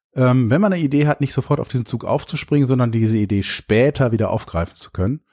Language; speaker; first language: German; native; German